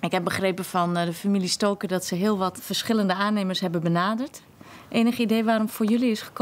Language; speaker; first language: Dutch; native; Dutch